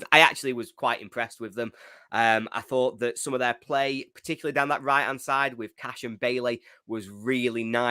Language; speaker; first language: English; native; English